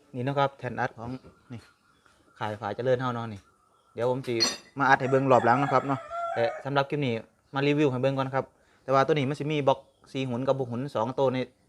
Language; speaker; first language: Thai; native; Thai